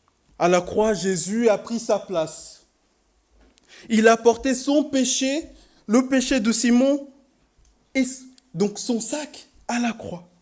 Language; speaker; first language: French; native; French